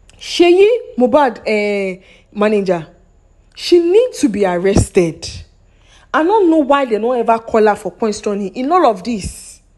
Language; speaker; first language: Nigerian Pidgin; non-native, local second language; Yoruba